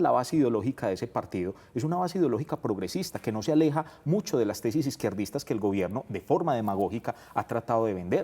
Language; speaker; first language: Spanish; native; Spanish